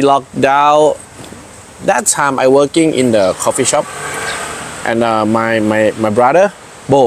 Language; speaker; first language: English; non-native, learner; Thai